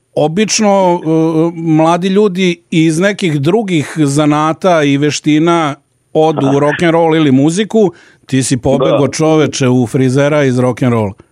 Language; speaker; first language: Serbian; native; Serbian